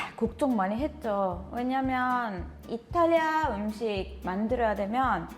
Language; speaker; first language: Korean; non-native, fluent; Italian